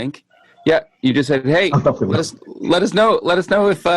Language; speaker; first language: English; native; English